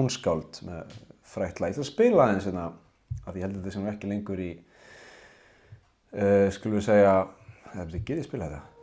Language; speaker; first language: Icelandic; native; Icelandic